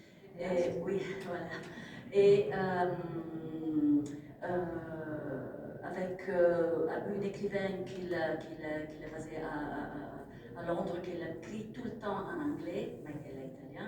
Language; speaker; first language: French; non-native, fluent; Italian